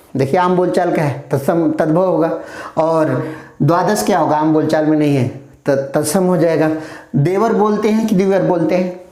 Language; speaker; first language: Hindi; native; Hindi